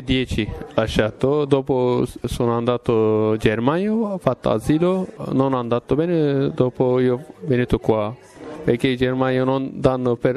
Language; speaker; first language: Italian; non-native, learner; Kurdish